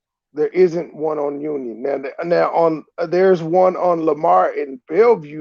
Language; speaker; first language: English; native; English